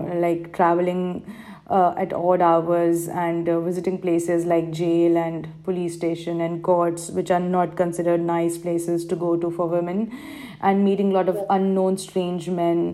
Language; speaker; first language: English; non-native, local second language; Hindi